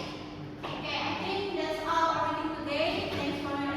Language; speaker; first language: English; non-native, learner; Indonesian